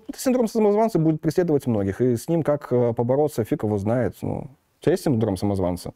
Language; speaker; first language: Russian; native; Russian